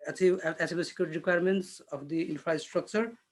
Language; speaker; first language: English; non-native, local second language; Nepali